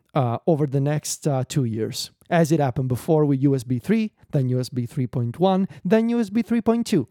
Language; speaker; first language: English; non-native, fluent; Italian